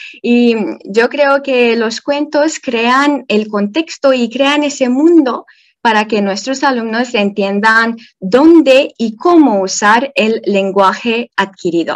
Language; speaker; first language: Spanish; non-native, fluent; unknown